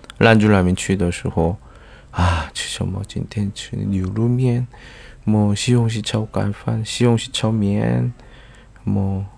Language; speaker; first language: Chinese; non-native, fluent; Korean